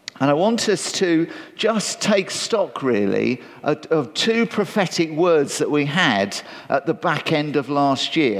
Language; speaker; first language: English; native; English